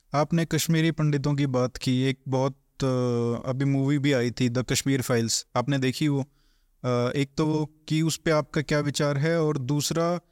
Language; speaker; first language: Hindi; native; Hindi